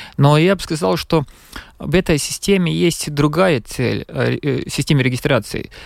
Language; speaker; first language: Russian; non-native, local second language; Latvian